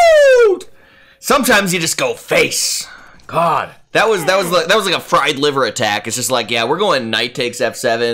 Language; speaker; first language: English; native; English